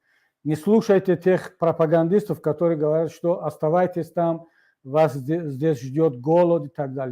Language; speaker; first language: Russian; non-native, local second language; Tajik